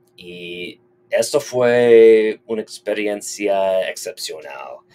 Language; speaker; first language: Spanish; non-native, fluent; English